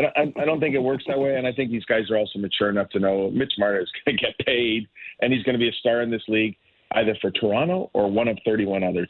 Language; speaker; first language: English; native; English